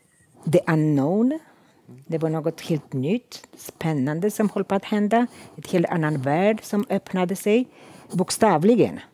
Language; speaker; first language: Swedish; non-native, fluent; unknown